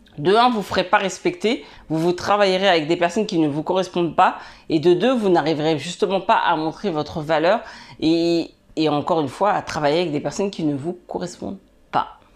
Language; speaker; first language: French; native; French